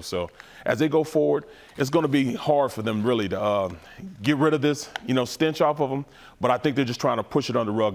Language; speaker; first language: English; native; English